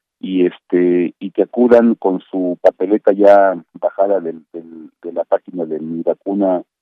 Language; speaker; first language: Spanish; native; Spanish